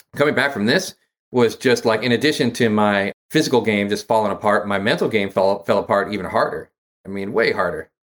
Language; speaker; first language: English; native; English